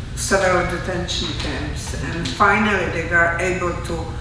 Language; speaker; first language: English; non-native, fluent; Czech